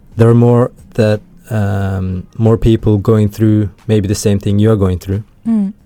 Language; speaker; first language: English; early bilingual, heritage; Tamil